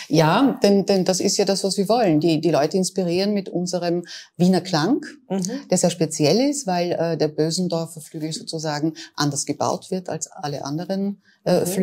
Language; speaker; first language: German; native; German